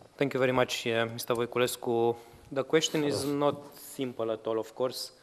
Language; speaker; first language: English; non-native, fluent; Romanian